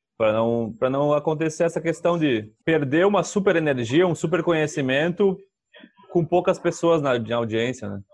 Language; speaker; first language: Portuguese; native; Portuguese